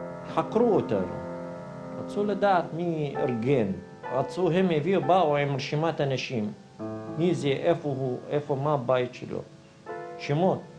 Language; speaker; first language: Hebrew; non-native, fluent; Arabic